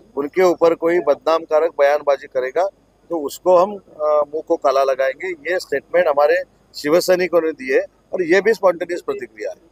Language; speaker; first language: Hindi; non-native, local second language; Marathi